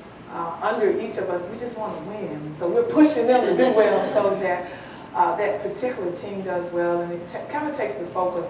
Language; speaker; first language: English; native; English